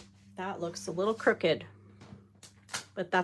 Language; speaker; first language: English; native; English